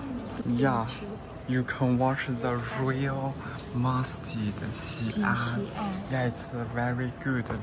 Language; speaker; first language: English; non-native, learner; Chinese